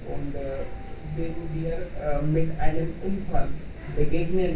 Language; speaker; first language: German; non-native, learner; Hindi